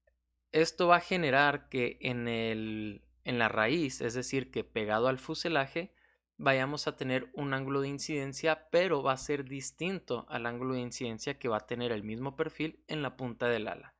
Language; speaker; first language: Spanish; native; Spanish